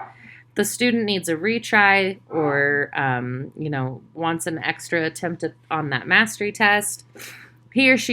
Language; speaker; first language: English; native; English